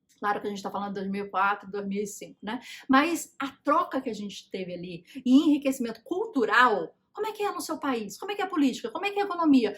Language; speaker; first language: Portuguese; native; Portuguese